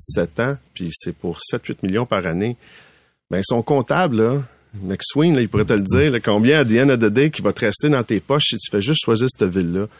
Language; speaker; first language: French; native; French